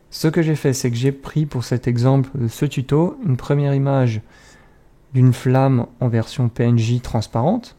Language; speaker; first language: French; native; French